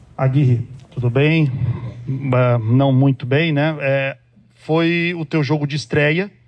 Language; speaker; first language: Portuguese; native; Portuguese